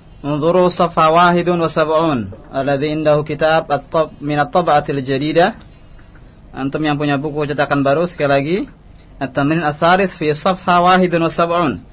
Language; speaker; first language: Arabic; non-native, fluent; Indonesian